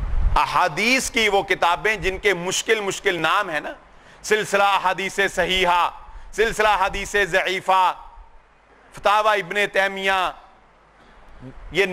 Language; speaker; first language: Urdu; non-native, local second language; Punjabi